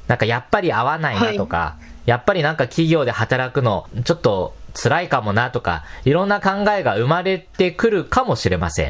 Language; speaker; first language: Japanese; non-native, fluent; Chinese